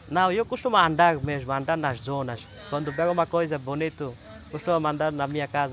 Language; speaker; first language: Portuguese; non-native, learner; Bangla